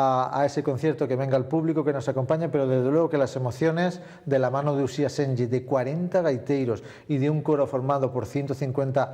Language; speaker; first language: Spanish; native; Spanish